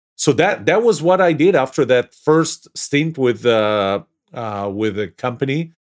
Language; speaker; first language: English; non-native, fluent; Hebrew